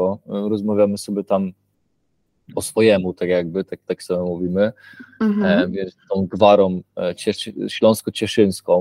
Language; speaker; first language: Polish; early bilingual, heritage; Polish